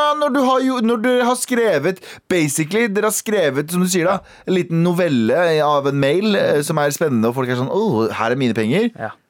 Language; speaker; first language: Norwegian; early bilingual, other home language; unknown